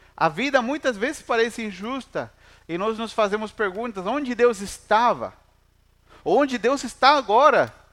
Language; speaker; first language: Portuguese; non-native, fluent; Spanish